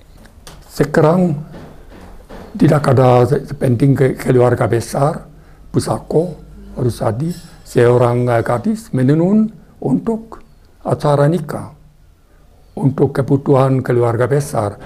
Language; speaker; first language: Indonesian; non-native, fluent; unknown